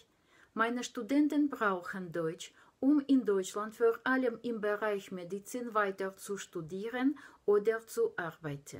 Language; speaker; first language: German; non-native, fluent; Russian